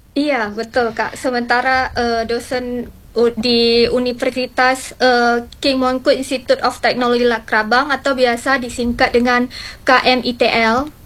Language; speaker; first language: Indonesian; native; Indonesian